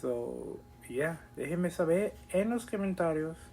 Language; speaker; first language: Spanish; early bilingual, other home language; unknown